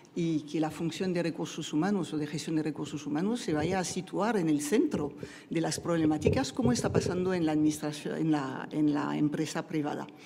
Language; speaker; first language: Spanish; non-native, fluent; French